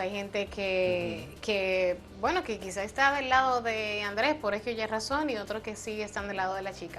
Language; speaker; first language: Spanish; native; Spanish